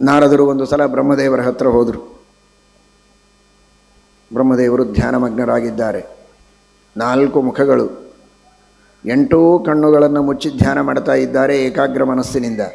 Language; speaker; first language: Kannada; native; Kannada